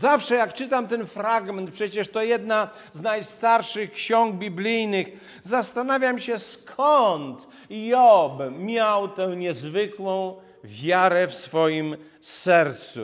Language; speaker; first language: Polish; native; Polish